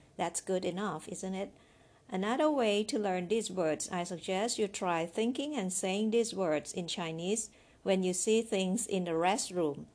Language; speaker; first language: English; non-native, fluent; Chinese